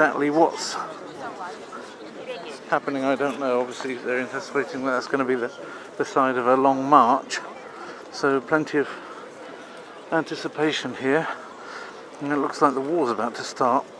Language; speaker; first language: English; native; English